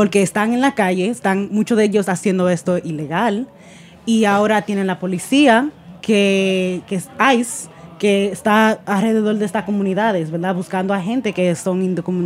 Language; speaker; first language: Spanish; early bilingual, heritage; Spanish